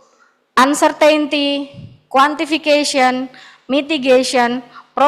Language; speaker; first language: English; non-native, fluent; Indonesian